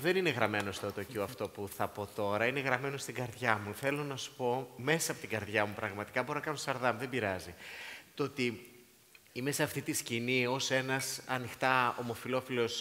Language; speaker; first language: Greek; native; Greek